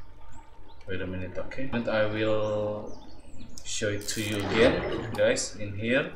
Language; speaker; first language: English; non-native, learner; Indonesian